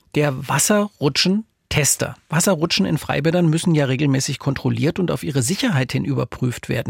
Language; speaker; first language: German; native; German